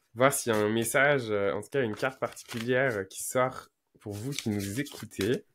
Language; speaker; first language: French; native; French